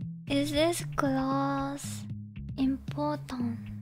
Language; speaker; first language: English; non-native, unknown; Japanese